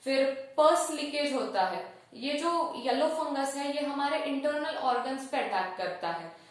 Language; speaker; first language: Hindi; non-native, local second language; Marathi